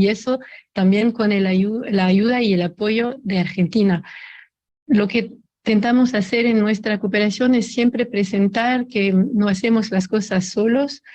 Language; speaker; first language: Spanish; non-native, fluent; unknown